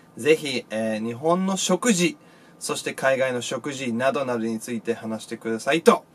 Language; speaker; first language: Japanese; non-native, fluent; English